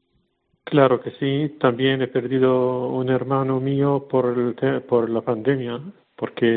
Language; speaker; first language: Spanish; non-native, learner; Arabic